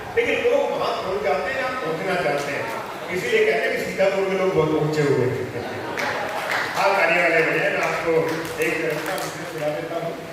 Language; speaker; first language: Hindi; non-native, local second language; Punjabi